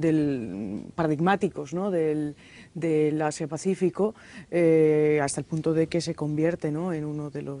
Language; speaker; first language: Spanish; native; Spanish